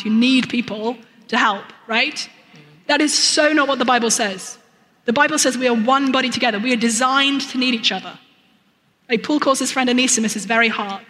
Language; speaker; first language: English; native; English